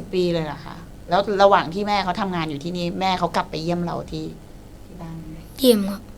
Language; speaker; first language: Thai; native; Thai